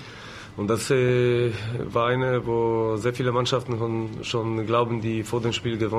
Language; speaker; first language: German; non-native, learner; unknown